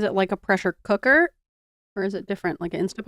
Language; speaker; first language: English; native; English